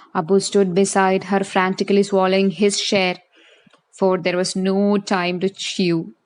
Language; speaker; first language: English; non-native, local second language; Malayalam